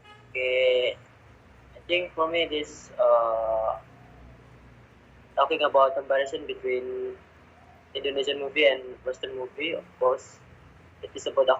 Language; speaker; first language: English; non-native, learner; Indonesian